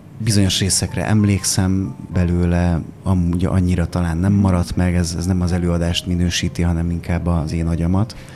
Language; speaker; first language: Hungarian; native; Hungarian